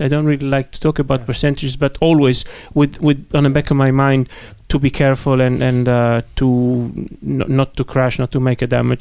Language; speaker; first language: English; non-native, fluent; Italian